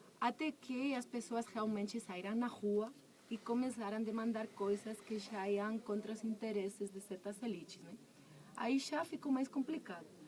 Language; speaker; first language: Portuguese; non-native, fluent; Spanish